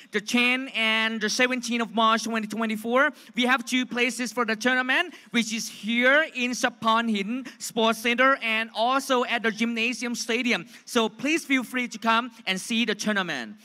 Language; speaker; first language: English; non-native, fluent; Thai